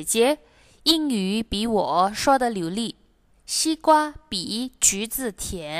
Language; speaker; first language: Chinese; non-native, fluent; Indonesian